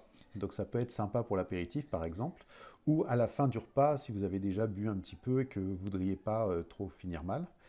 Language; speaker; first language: French; native; French